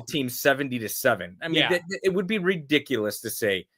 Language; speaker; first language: English; native; English